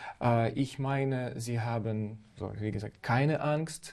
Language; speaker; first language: German; non-native, fluent; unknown